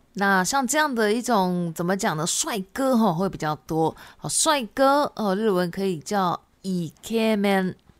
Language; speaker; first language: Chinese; non-native, fluent; Japanese